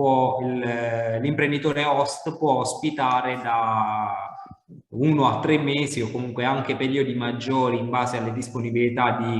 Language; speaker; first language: Italian; native; Italian